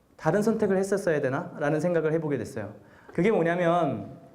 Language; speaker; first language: Korean; native; Korean